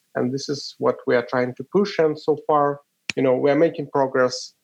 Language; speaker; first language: English; non-native, fluent; Ukrainian